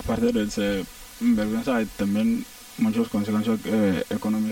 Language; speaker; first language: Spanish; non-native, learner; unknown